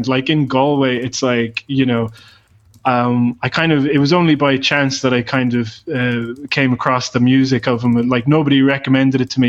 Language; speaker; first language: English; native; English